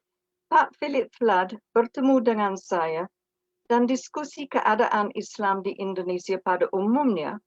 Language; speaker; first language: Indonesian; non-native, fluent; English